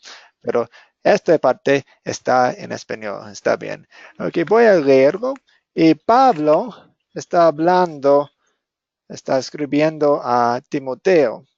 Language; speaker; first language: Spanish; non-native, fluent; English